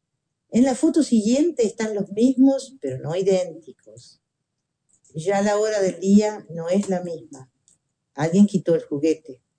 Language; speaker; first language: Spanish; native; Spanish